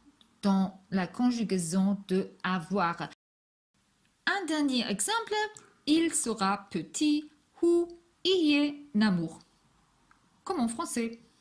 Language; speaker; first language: French; non-native, fluent; Hebrew